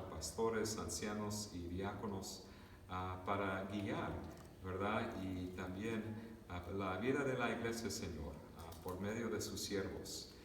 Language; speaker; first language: Spanish; early bilingual, other home language; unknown